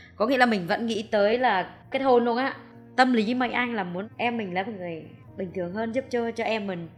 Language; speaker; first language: Vietnamese; native; Vietnamese